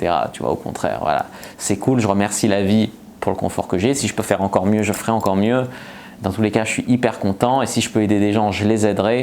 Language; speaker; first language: French; native; French